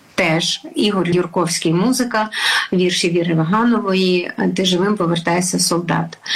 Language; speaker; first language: Ukrainian; native; Ukrainian